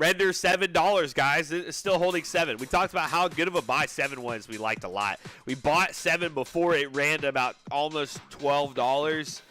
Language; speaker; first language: English; native; English